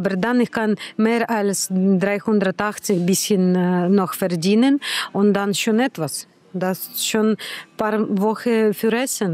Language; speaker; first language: German; non-native, learner; Ukrainian